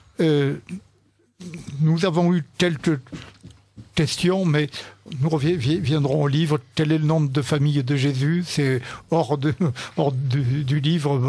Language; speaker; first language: French; native; French